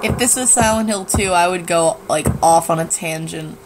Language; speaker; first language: English; native; English